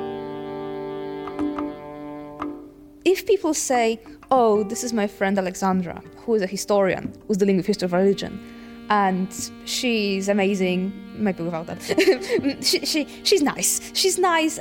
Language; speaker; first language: English; non-native, fluent; Polish